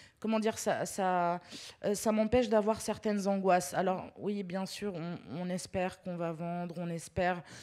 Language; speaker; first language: French; early bilingual, other home language; Arabic